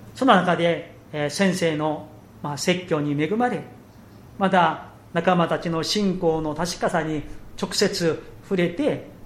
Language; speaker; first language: Japanese; non-native, fluent; Korean